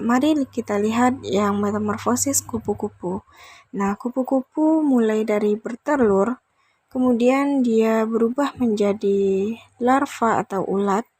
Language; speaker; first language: Indonesian; native; Indonesian